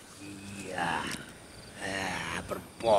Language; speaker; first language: Indonesian; native; Indonesian